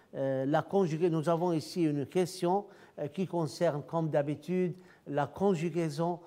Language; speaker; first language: French; non-native, fluent; Arabic